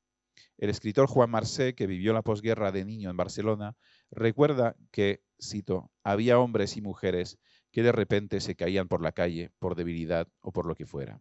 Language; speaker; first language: Spanish; non-native, fluent; French